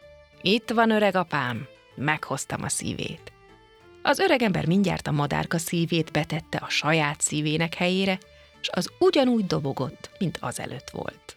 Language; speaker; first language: Hungarian; native; Hungarian